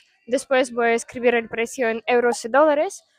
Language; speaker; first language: Spanish; non-native, fluent; Russian